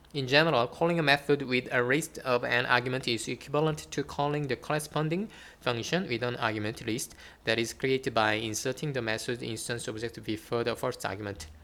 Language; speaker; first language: English; non-native, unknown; Korean